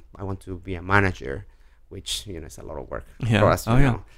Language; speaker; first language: English; non-native, learner; Spanish